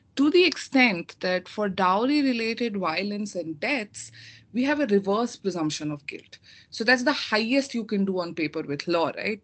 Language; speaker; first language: English; non-native, local second language; Hindi